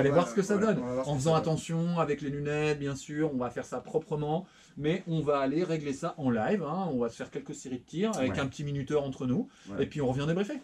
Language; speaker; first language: French; native; French